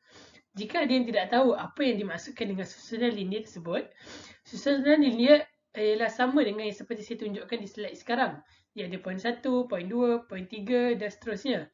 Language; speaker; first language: Malay; native; Malay